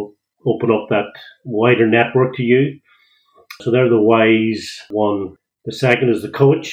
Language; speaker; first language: English; native; English